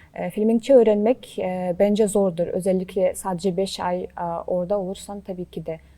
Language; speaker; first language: Turkish; non-native, fluent; Kazakh